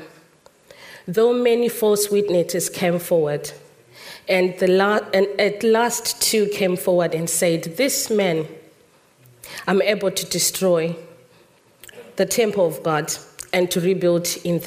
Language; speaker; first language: English; non-native, local second language; Shona